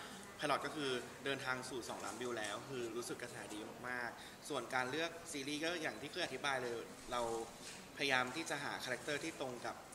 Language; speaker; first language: Thai; native; Thai